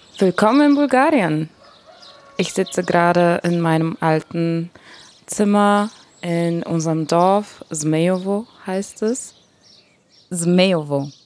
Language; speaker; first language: German; non-native, fluent; Bulgarian